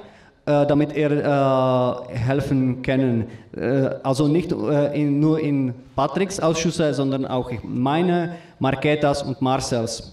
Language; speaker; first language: German; non-native, learner; Czech